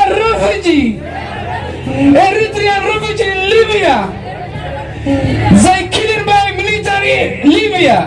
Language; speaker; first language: English; non-native, learner; Tigrinya